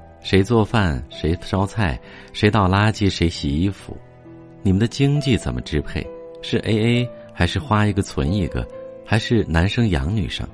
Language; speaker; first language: Chinese; native; Chinese